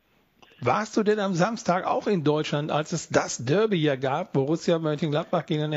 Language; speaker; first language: German; native; German